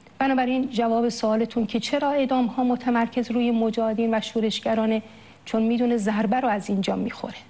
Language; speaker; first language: Persian; native; Persian